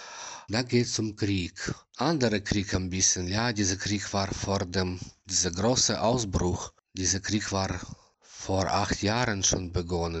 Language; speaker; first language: German; non-native, learner; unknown